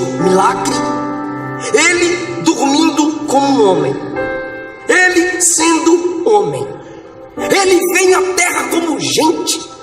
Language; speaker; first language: Portuguese; native; Portuguese